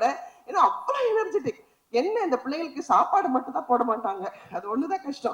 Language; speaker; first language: Tamil; native; Tamil